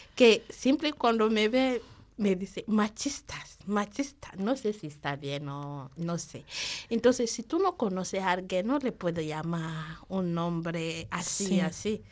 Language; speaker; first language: Spanish; non-native, fluent; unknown